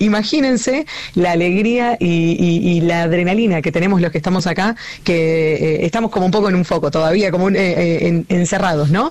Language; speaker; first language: Spanish; native; Spanish